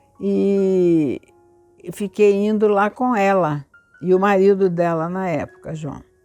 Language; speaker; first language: Portuguese; native; Portuguese